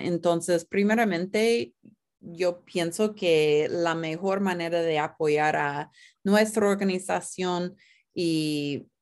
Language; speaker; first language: Spanish; non-native, fluent; English